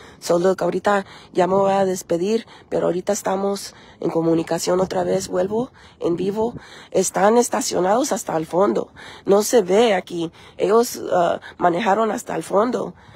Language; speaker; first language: Spanish; early bilingual, heritage; Spanish